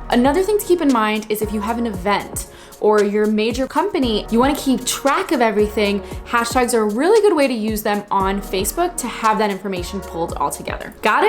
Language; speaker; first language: English; native; English